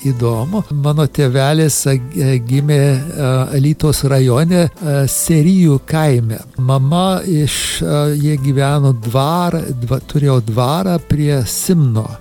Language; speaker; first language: Lithuanian; early bilingual, heritage; Lithuanian